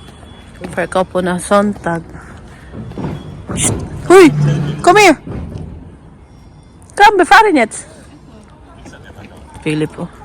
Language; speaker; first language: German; non-native, learner; Cebuano